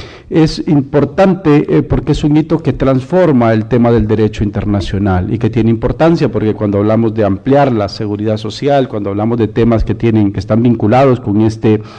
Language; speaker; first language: Spanish; native; Spanish